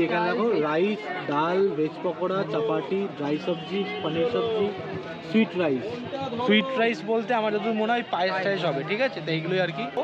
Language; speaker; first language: Bangla; native; Bangla